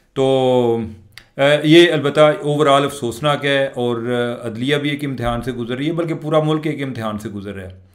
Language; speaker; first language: Urdu; non-native, local second language; Punjabi